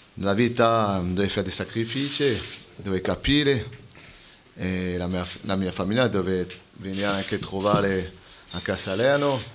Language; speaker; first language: Italian; non-native, fluent; French